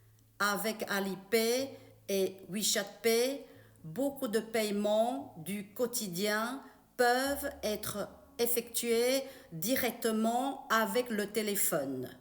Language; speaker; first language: French; non-native, fluent; Chinese